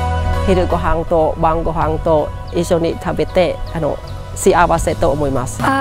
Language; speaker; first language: Japanese; non-native, learner; Khmer